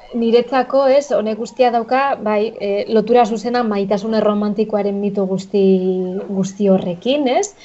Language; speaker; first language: Basque; native; Basque